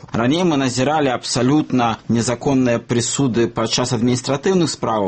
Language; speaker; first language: Belarusian; native; Belarusian